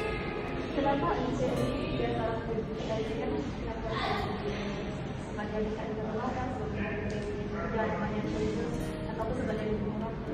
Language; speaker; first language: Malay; non-native, local second language; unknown